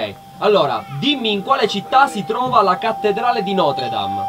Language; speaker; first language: Italian; native; Italian